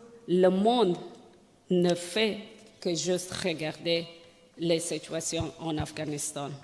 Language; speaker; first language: French; non-native, learner; Persian